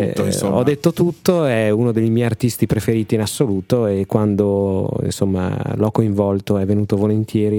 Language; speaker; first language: Italian; native; Italian